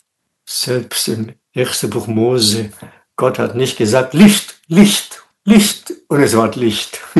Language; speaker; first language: German; non-native, fluent; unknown